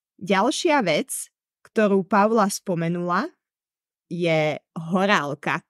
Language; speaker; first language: Slovak; native; Slovak